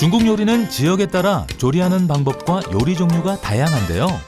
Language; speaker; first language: Korean; native; Korean